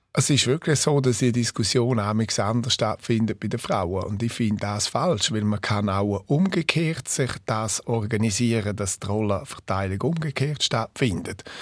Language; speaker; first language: German; non-native, local second language; Romansh